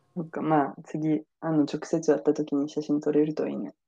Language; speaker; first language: Japanese; non-native, fluent; French